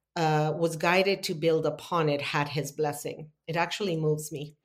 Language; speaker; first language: English; non-native, fluent; Spanish